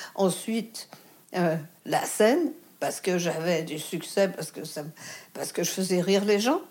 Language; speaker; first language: French; native; French